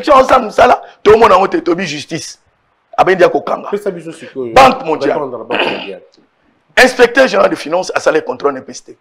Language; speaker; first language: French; non-native, local second language; Lingala